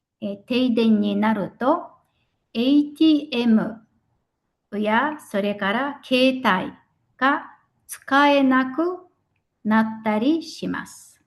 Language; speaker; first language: Japanese; non-native, fluent; Mongolian